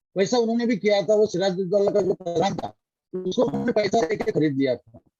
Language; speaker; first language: Hindi; non-native, local second language; Marathi